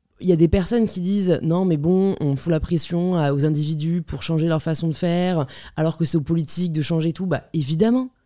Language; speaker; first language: French; native; French